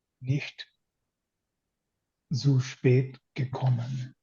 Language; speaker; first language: German; non-native, learner; English